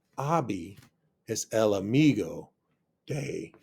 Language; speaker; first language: Spanish; non-native, learner; English